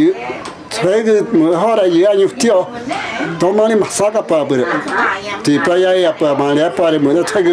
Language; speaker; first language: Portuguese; non-native, local second language; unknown